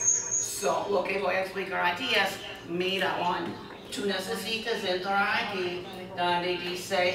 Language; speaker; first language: Spanish; non-native, fluent; English